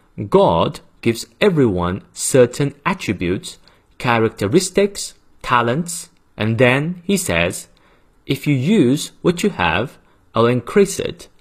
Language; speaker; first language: English; non-native, fluent; Chinese